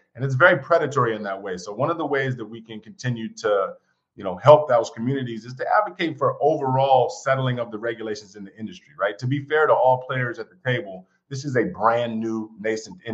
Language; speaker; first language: English; native; English